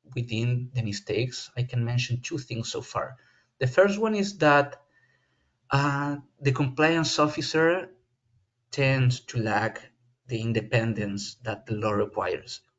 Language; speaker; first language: English; non-native, fluent; Spanish